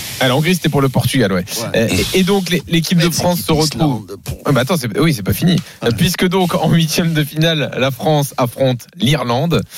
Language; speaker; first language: French; native; French